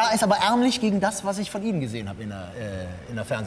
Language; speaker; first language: German; native; German